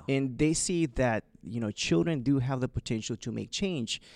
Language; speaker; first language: English; early bilingual, other home language; Chinese